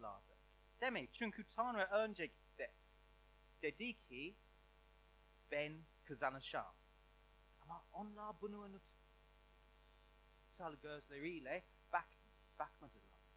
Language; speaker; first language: Turkish; non-native, learner; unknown